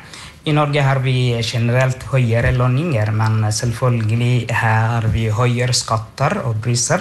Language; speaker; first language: Norwegian; non-native, fluent; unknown